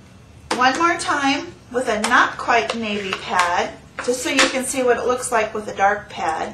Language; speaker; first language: English; native; English